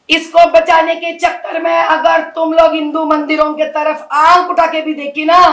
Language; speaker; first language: Hindi; non-native, local second language; Telugu